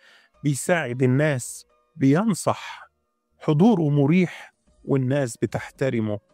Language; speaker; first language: Arabic; native; Arabic